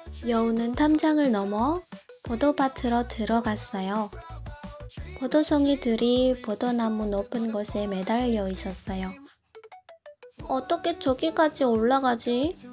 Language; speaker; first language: Korean; non-native, learner; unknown